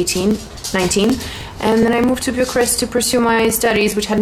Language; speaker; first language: English; non-native, fluent; Romanian